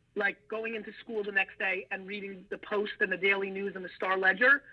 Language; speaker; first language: English; early bilingual, other home language; Russian